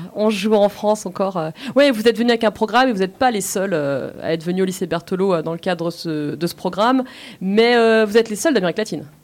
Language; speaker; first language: French; native; French